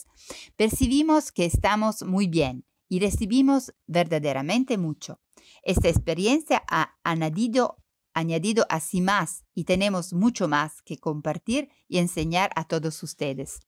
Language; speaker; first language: Spanish; non-native, learner; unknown